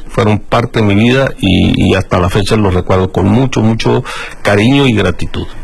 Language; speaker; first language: Spanish; native; Spanish